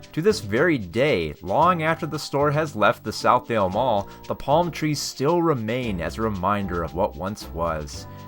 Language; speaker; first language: English; native; English